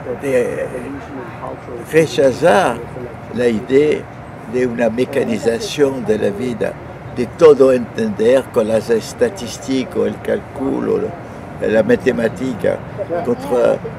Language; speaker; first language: Spanish; non-native, fluent; French